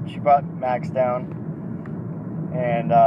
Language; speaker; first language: English; native; English